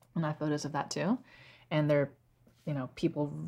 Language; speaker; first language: English; native; English